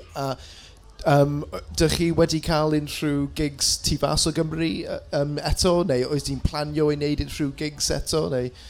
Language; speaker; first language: Welsh; non-native, local second language; English